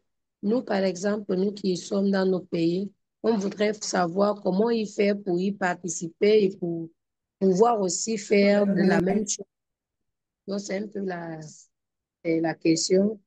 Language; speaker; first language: French; non-native, local second language; Spanish